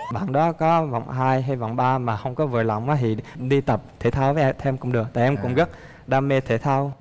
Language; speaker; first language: Vietnamese; early bilingual, heritage; Vietnamese